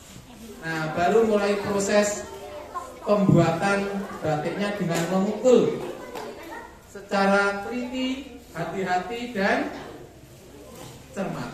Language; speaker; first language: Indonesian; native; Indonesian